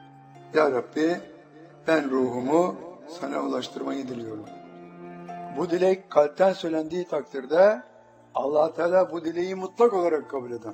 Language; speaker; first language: Turkish; native; Turkish